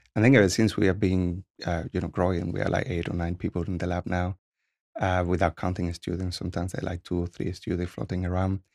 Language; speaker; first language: English; non-native, fluent; Spanish